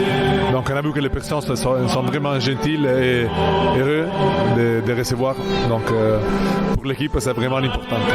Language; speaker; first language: French; non-native, fluent; Italian